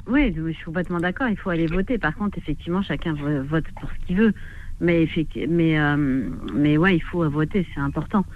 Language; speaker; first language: French; non-native, local second language; Arabic